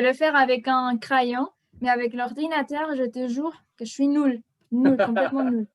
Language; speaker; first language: French; non-native, fluent; Spanish